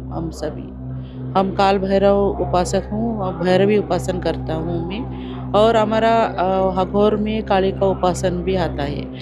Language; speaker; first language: Hindi; non-native, local second language; Kannada